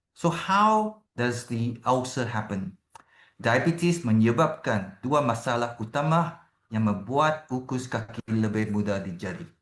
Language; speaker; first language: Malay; non-native, local second language; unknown